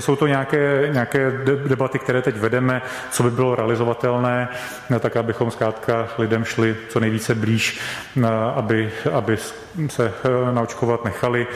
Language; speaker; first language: Czech; native; Czech